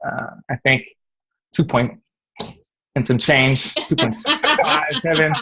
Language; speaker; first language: English; native; English